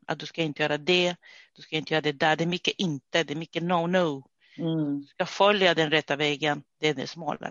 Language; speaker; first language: Swedish; non-native, fluent; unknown